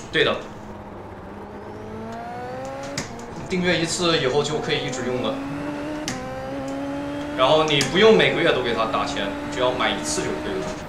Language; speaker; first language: Chinese; native; Chinese